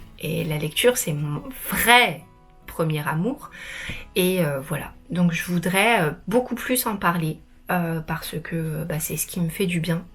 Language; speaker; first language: French; native; French